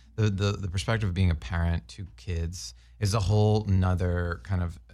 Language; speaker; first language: English; native; English